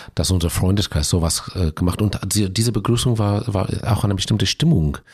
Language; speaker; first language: German; non-native, fluent; English